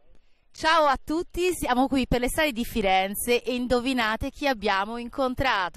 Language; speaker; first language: Italian; native; Italian